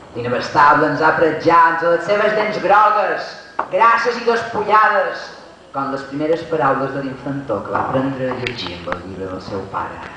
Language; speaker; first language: Catalan; native; Catalan